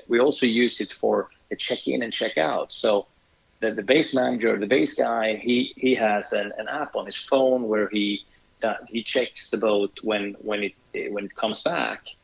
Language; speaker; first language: English; non-native, fluent; Swedish